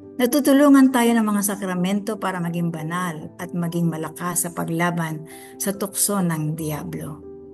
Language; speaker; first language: Filipino; native; Filipino